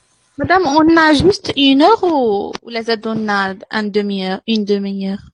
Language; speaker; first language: French; non-native, learner; Arabic